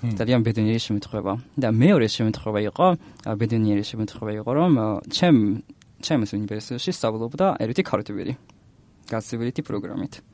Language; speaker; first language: Georgian; non-native, learner; Japanese